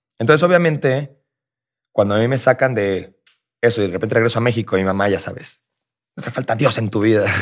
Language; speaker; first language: Spanish; native; Spanish